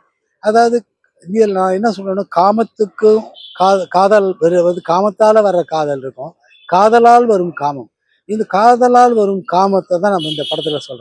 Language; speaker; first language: Tamil; native; Tamil